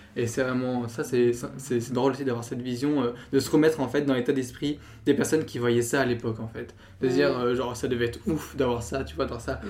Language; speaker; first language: French; native; French